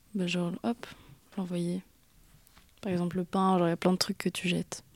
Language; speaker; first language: French; native; French